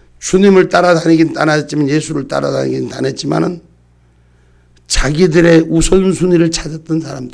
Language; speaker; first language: Korean; native; Korean